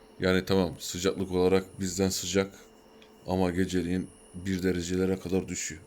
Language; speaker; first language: Turkish; early bilingual, heritage; Turkish